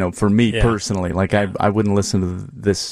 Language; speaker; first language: English; native; English